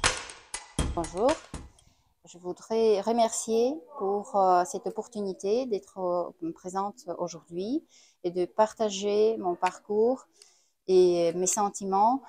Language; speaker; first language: French; non-native, fluent; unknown